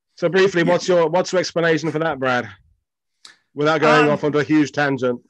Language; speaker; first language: English; native; English